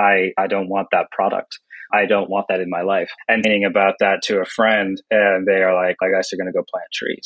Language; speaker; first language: English; native; English